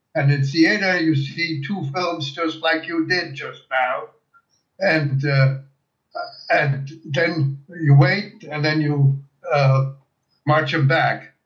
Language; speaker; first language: English; early bilingual, other home language; German